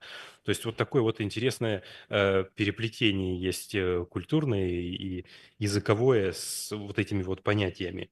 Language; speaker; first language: Russian; native; Russian